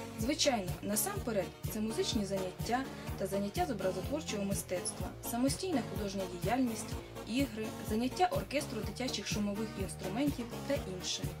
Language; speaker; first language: Ukrainian; native; Ukrainian